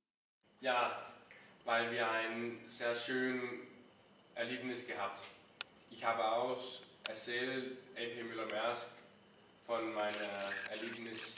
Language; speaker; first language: German; non-native, learner; Danish